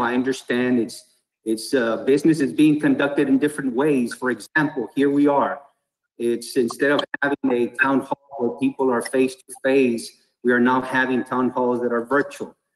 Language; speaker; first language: English; early bilingual, other home language; Spanish